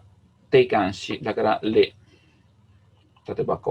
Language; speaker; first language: Japanese; non-native, learner; Italian